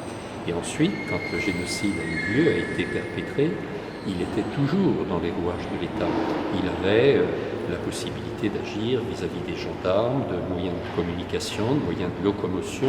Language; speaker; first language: French; native; French